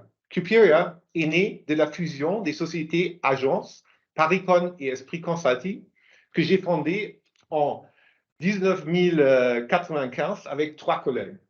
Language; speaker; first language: French; non-native, fluent; German